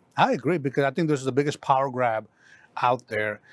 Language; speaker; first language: English; non-native, local second language; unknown